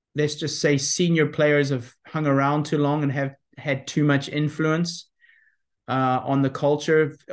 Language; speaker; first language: English; native; English